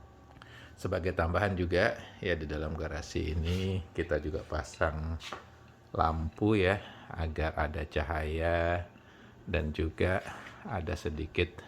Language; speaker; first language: Indonesian; native; Indonesian